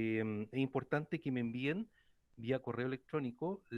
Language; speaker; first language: Spanish; native; Spanish